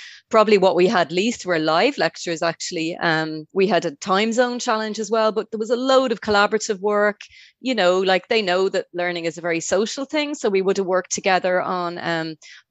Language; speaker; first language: English; native; English